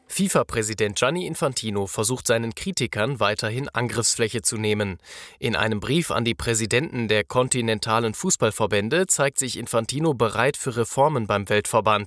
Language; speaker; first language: German; native; German